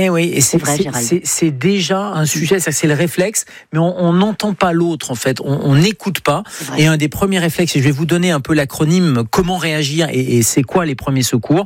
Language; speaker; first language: French; native; French